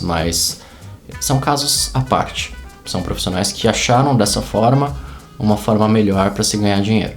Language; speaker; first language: Portuguese; native; Portuguese